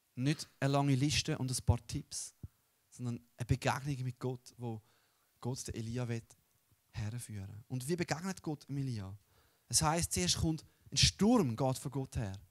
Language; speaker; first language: German; native; German